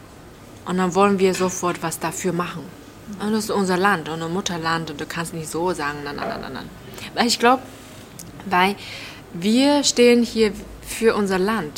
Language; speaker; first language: German; non-native, learner; Chinese